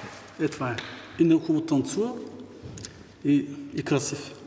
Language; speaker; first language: Bulgarian; non-native, local second language; Turkish